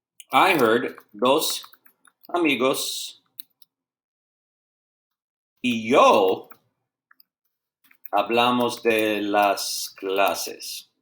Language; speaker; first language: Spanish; non-native, fluent; English